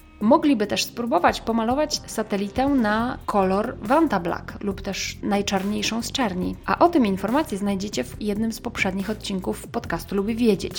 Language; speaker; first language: Polish; native; Polish